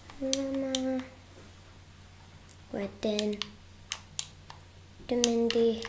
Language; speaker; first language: Welsh; non-native, local second language; English